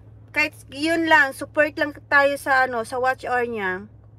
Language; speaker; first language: Filipino; non-native, local second language; Hiligaynon